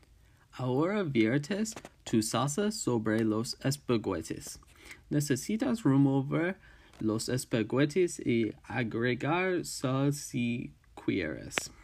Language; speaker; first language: Spanish; non-native, learner; English